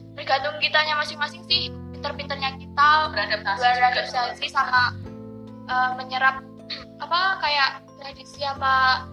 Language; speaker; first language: Indonesian; non-native, local second language; Javanese